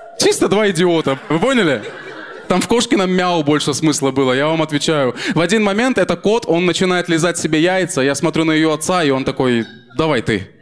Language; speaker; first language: Russian; native; Russian